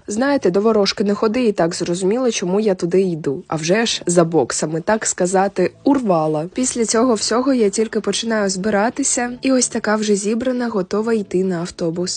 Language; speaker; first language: Ukrainian; native; Ukrainian